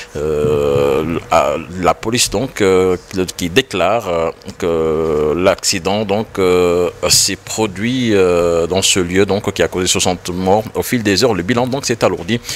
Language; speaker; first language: French; non-native, local second language; Wolof